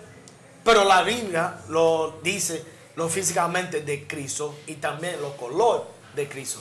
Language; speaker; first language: Spanish; non-native, learner; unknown